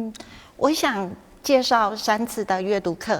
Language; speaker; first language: Chinese; native; Chinese